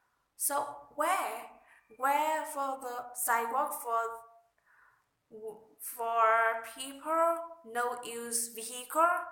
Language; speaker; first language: English; non-native, learner; Vietnamese